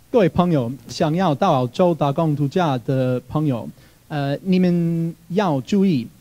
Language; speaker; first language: Chinese; non-native, fluent; English